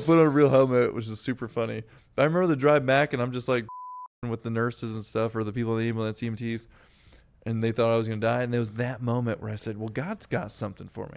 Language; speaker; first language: English; native; English